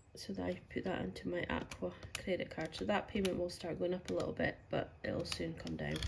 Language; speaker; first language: English; native; English